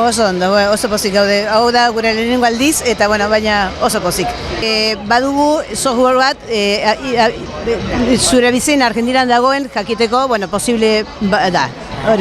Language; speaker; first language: Basque; non-native, learner; Spanish